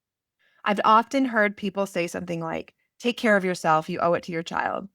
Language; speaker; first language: English; native; English